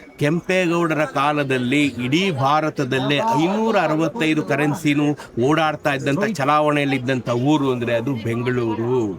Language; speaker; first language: Kannada; native; Kannada